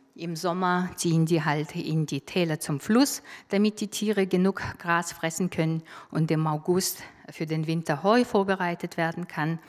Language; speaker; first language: German; non-native, fluent; Mongolian